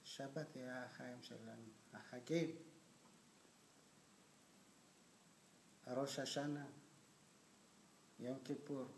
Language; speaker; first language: Hebrew; non-native, fluent; Amharic